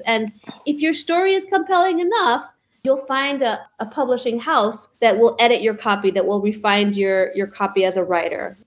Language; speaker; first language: English; early bilingual, other home language; Spanish